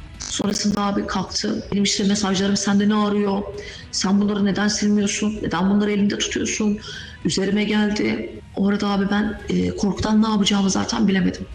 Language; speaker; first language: Turkish; native; Turkish